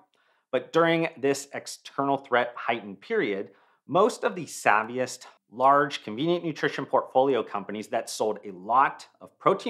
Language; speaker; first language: English; native; English